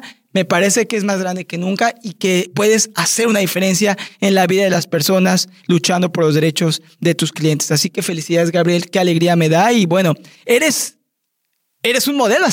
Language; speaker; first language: Spanish; native; Spanish